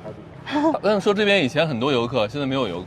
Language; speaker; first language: Chinese; native; Chinese